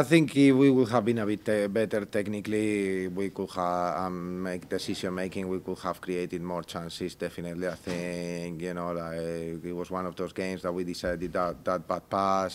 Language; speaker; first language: English; non-native, fluent; Spanish